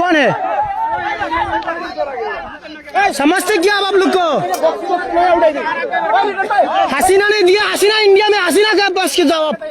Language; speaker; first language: Hindi; non-native, local second language; Bangla